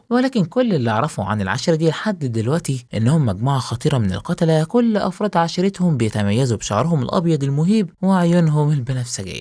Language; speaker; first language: Arabic; native; Arabic